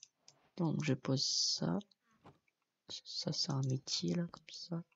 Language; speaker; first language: French; native; French